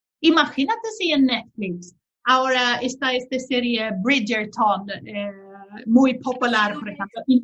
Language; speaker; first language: Spanish; non-native, fluent; Swedish